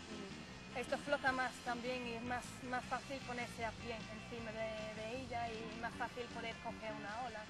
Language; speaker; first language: Spanish; non-native, fluent; English